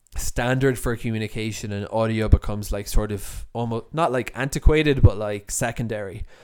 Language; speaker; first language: English; native; English